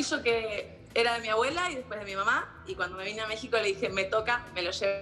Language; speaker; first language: Spanish; native; Spanish